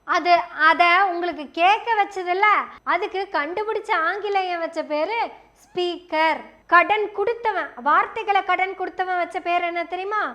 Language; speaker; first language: Tamil; native; Tamil